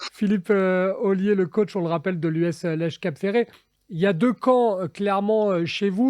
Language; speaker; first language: French; native; French